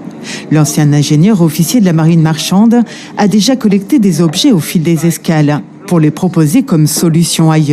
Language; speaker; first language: French; native; French